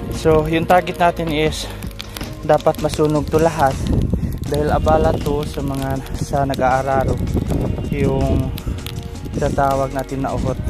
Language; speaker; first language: Filipino; non-native, local second language; Cebuano